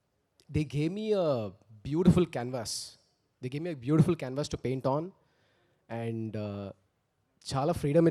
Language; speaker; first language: Telugu; early bilingual, heritage; Telugu